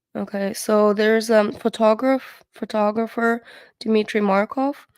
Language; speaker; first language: English; non-native, fluent; Russian